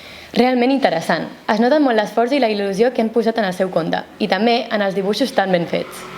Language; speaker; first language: Catalan; native; Catalan